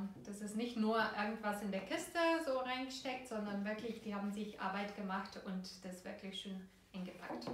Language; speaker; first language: German; non-native, fluent; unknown